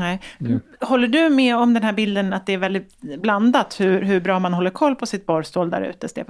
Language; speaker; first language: Swedish; native; Swedish